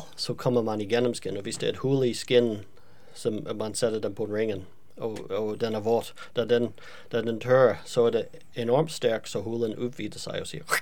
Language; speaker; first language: Danish; non-native, fluent; English